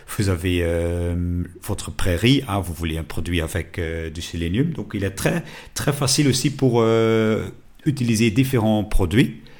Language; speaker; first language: French; non-native, local second language; Dutch